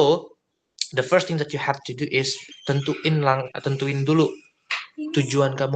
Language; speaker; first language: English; non-native, fluent; Indonesian